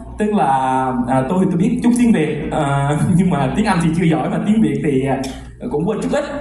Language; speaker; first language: Vietnamese; early bilingual, heritage; Vietnamese